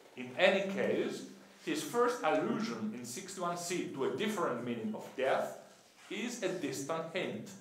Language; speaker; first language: English; non-native, fluent; Greek